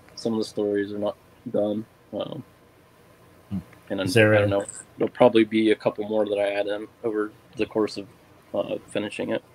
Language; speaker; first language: English; native; English